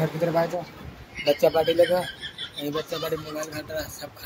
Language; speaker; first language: Hindi; non-native, local second language; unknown